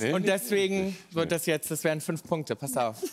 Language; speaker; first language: German; native; German